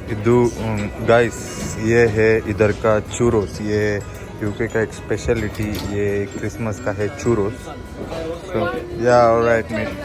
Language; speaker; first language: Hindi; non-native, local second language; Kannada